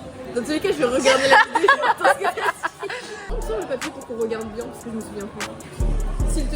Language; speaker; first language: French; native; French